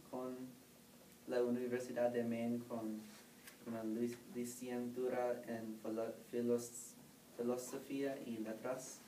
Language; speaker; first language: Spanish; non-native, learner; English